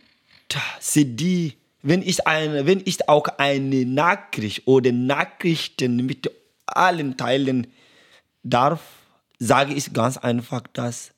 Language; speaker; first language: German; non-native, learner; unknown